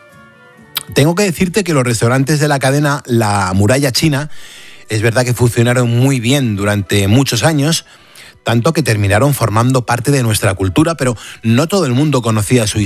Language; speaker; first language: Spanish; native; Spanish